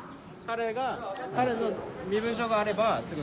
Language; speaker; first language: Japanese; native; Japanese